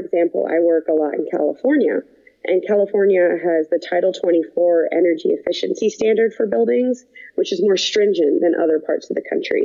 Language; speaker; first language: English; native; English